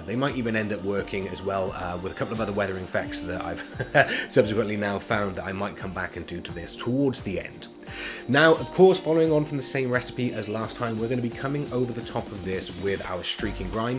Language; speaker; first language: English; native; English